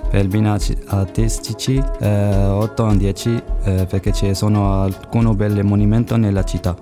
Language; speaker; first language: Italian; non-native, learner; Arabic